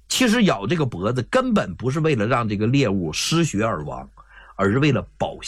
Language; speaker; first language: Chinese; native; Chinese